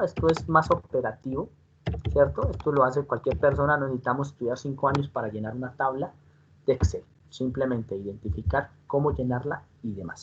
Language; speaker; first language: Spanish; native; Spanish